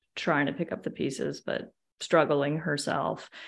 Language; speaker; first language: English; native; English